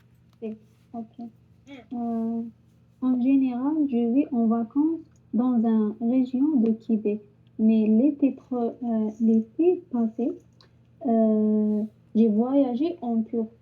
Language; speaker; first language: French; non-native, learner; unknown